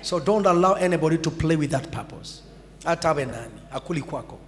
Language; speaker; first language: English; non-native, local second language; Swahili